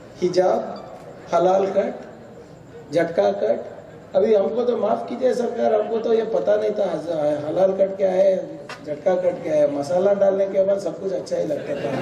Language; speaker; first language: Hindi; non-native, local second language; Kannada